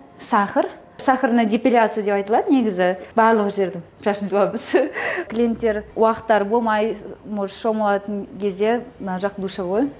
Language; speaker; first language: Kazakh; non-native, local second language; Russian